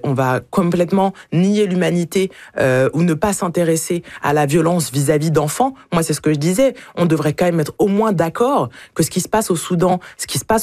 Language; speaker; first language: French; native; French